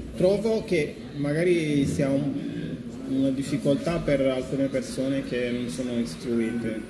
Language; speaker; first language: Italian; non-native, fluent; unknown